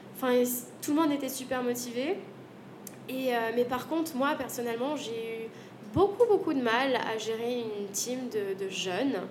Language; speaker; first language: French; native; French